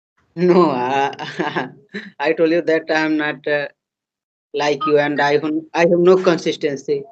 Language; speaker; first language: English; non-native, learner; Hindi